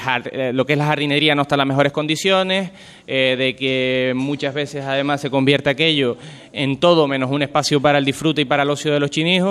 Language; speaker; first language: Spanish; native; Spanish